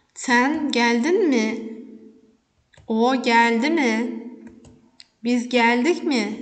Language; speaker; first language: Turkish; non-native, fluent; Kazakh